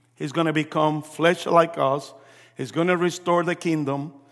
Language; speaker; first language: English; early bilingual, other home language; Spanish